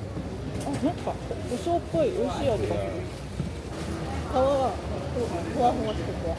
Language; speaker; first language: Japanese; native; Japanese